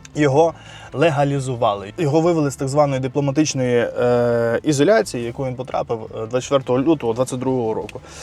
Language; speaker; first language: Ukrainian; non-native, local second language; Russian